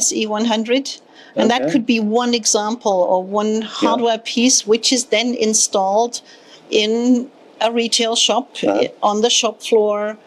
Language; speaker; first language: English; non-native, fluent; German